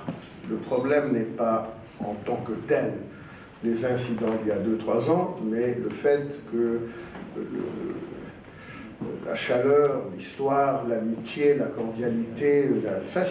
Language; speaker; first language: French; non-native, fluent; Spanish